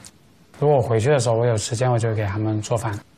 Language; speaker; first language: Chinese; native; Chinese